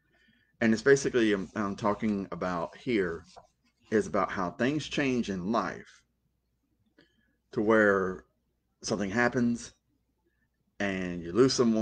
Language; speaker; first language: English; native; English